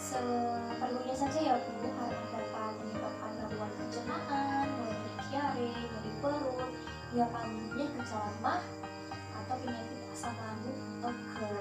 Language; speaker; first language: Indonesian; native; Indonesian